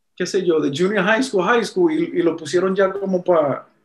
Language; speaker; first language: Spanish; early bilingual, heritage; Spanish